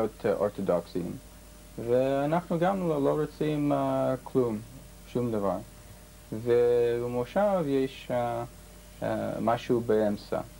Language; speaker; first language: Hebrew; non-native, learner; English